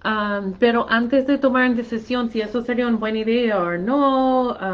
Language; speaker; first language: Spanish; non-native, fluent; English